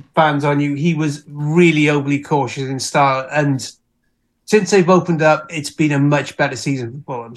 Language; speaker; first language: English; native; English